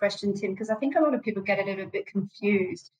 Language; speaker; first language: English; native; English